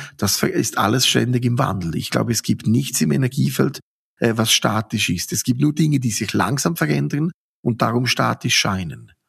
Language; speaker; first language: German; native; German